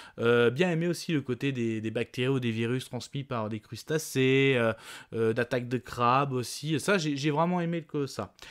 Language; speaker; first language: French; native; French